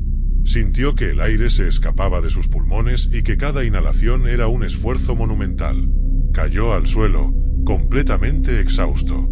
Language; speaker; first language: Spanish; native; Spanish